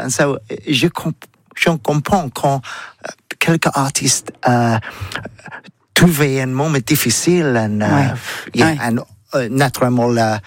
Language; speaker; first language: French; non-native, learner; English